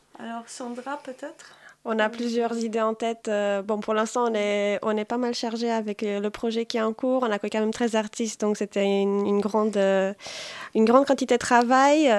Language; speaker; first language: French; non-native, fluent; Polish